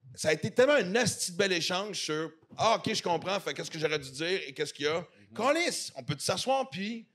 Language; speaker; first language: French; native; French